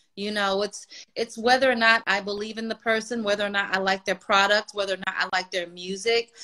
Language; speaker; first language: English; native; English